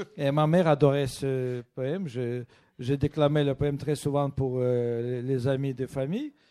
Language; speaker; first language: French; non-native, fluent; Russian